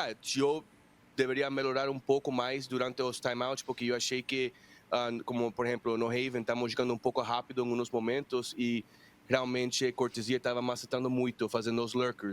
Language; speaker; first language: Portuguese; non-native, fluent; Spanish